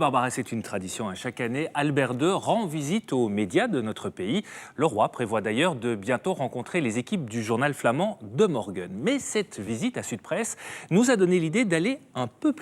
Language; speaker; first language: French; native; French